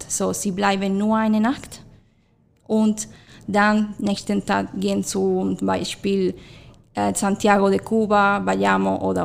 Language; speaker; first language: German; non-native, fluent; Spanish